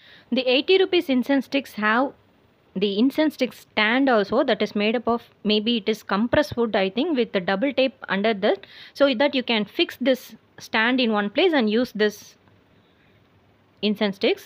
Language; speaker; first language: English; non-native, local second language; Tamil